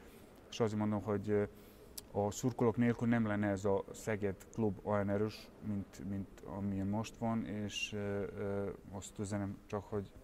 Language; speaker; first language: Hungarian; non-native, fluent; Serbian